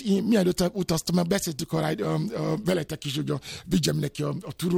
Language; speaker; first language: Hungarian; non-native, fluent; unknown